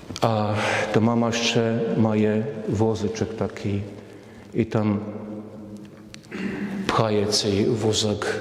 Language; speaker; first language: Polish; non-native, learner; Ukrainian